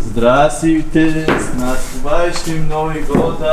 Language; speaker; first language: Russian; non-native, learner; Tajik